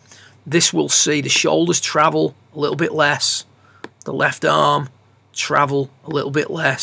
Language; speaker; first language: English; native; English